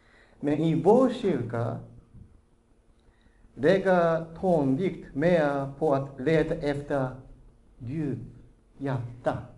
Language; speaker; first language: Swedish; non-native, fluent; Japanese